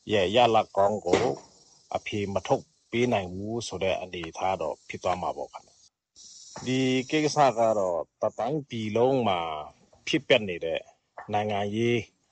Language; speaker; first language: Burmese; non-native, local second language; Pa'o Karen